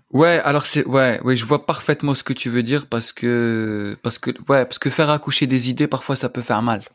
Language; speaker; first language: French; non-native, local second language; Arabic